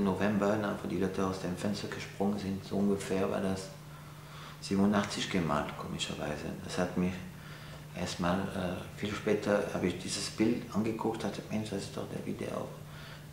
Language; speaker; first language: German; non-native, fluent; French